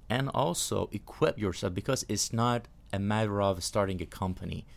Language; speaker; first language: English; non-native, fluent; Persian